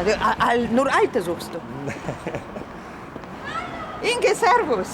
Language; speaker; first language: German; non-native, learner; Polish